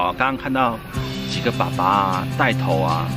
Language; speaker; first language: Chinese; native; Chinese